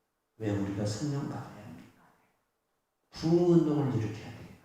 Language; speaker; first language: Korean; native; Korean